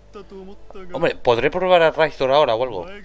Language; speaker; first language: Spanish; native; Spanish